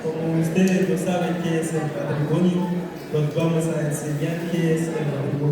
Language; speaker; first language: Spanish; non-native, fluent; Haitian Creole